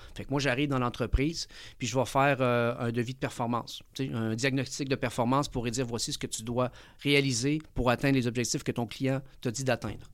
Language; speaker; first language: French; early bilingual, other home language; Spanish